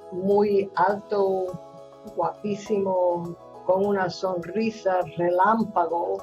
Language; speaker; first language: Spanish; non-native, fluent; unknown